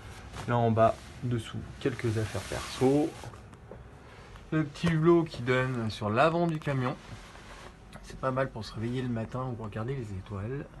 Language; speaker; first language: French; native; French